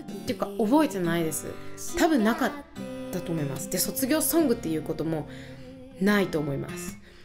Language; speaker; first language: Japanese; early bilingual, heritage; Japanese